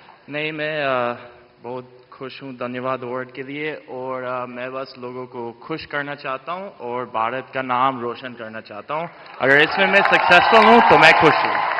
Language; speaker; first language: Hindi; non-native, fluent; English